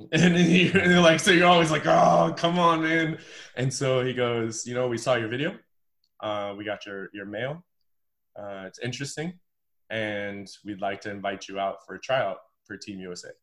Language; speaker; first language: English; native; English